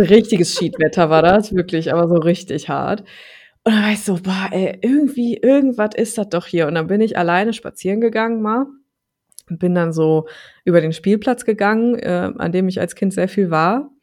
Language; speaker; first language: German; native; German